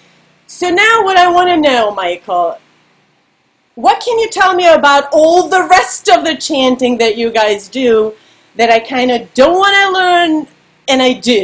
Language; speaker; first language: English; non-native, fluent; Serbian